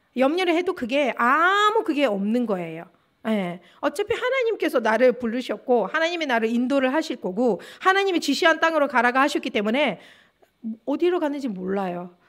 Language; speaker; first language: Korean; non-native, fluent; Russian